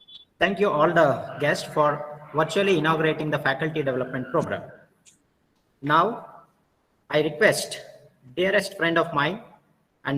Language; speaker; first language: English; non-native, local second language; Kannada